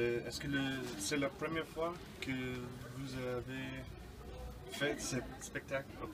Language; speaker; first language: French; non-native, learner; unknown